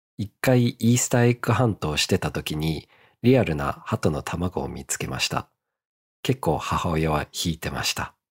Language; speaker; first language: Japanese; early bilingual, heritage; Japanese